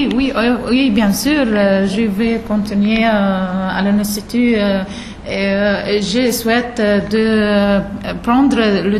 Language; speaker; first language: French; non-native, learner; Arabic